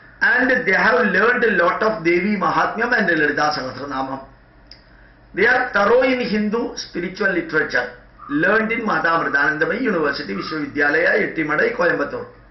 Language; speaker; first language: English; non-native, local second language; Malayalam